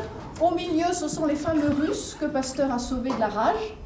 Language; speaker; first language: French; native; French